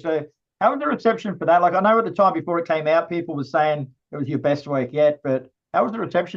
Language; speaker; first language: English; native; English